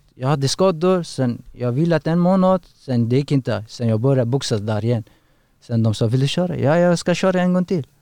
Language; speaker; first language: Swedish; non-native, learner; Persian